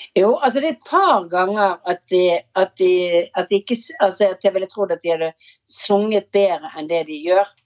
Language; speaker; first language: Norwegian; native; Norwegian